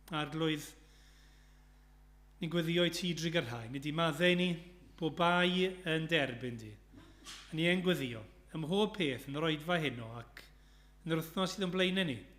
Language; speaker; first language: Welsh; native; Welsh